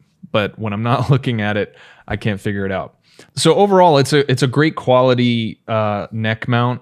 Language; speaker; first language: English; native; English